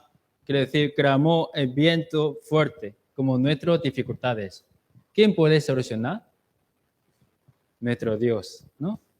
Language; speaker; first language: Spanish; non-native, learner; Chinese